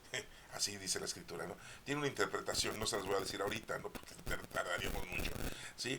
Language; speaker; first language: Spanish; native; Spanish